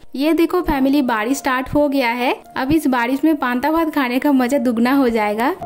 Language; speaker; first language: Hindi; non-native, local second language; Bangla